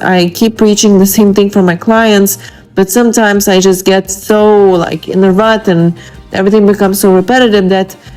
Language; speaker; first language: English; non-native, fluent; Lithuanian